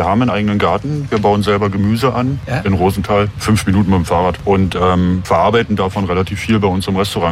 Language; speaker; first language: German; native; German